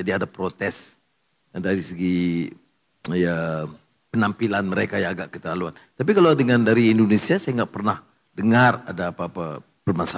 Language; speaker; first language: Malay; native; Malay